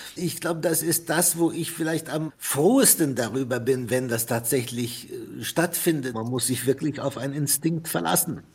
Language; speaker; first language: German; non-native, fluent; Arabic